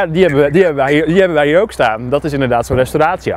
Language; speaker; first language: Dutch; native; Dutch